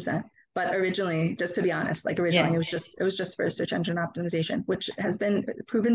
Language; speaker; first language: English; native; English